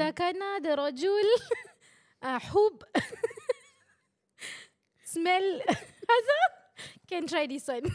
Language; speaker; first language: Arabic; non-native, learner; Malay